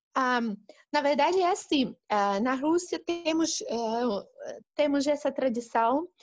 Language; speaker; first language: Portuguese; non-native, fluent; Russian